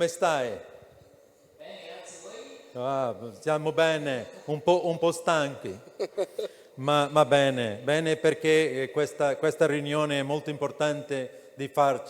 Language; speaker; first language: Italian; non-native, learner; Portuguese